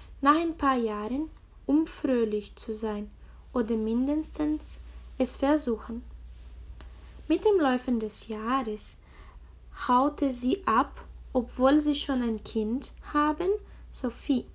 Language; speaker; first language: German; non-native, learner; Spanish